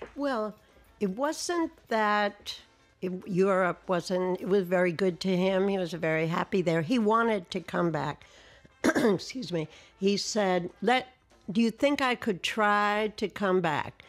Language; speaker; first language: English; native; English